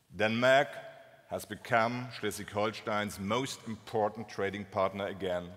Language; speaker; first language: English; non-native, fluent; German